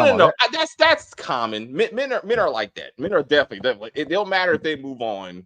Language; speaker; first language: English; native; English